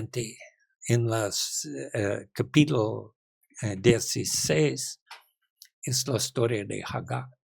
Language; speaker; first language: Spanish; non-native, learner; English